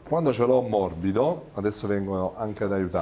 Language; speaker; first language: Italian; native; Italian